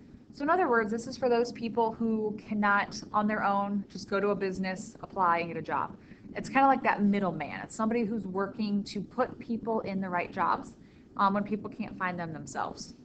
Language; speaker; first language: English; native; English